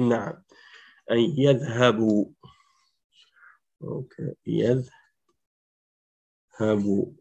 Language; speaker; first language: Arabic; non-native, fluent; French